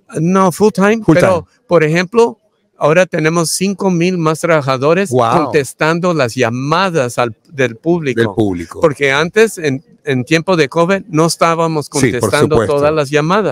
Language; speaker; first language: Spanish; early bilingual, heritage; Spanish